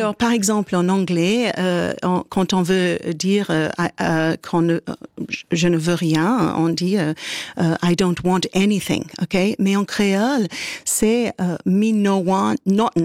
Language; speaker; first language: French; native; French